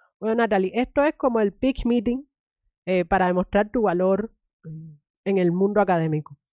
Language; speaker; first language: Spanish; native; Spanish